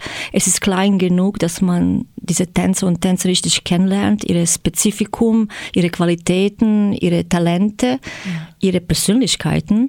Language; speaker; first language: German; non-native, fluent; Croatian